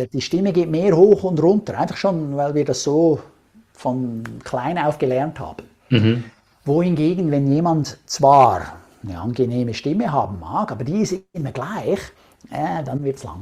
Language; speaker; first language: German; native; German